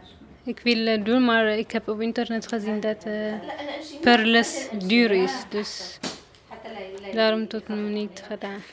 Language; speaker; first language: Dutch; non-native, learner; Arabic